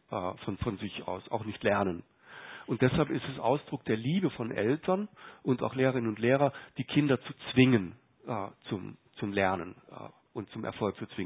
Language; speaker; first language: German; native; German